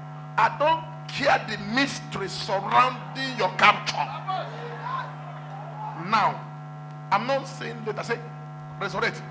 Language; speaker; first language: English; non-native, local second language; Igbo